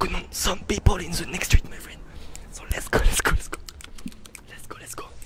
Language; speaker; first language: English; non-native, learner; French